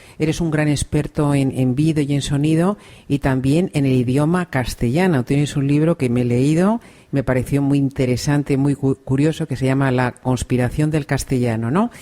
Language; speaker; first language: Spanish; native; Spanish